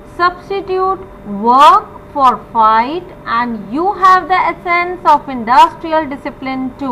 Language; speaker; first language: English; non-native, local second language; Punjabi